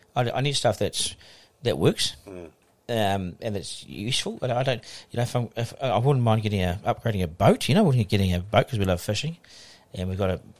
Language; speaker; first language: English; native; English